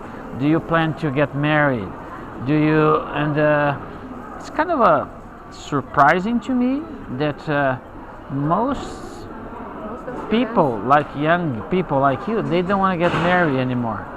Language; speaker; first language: English; non-native, fluent; Portuguese